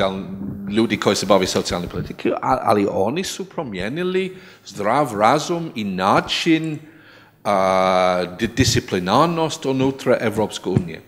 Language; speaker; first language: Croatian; non-native, learner; English